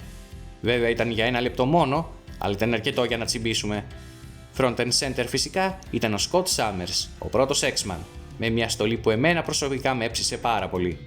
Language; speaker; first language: Greek; native; Greek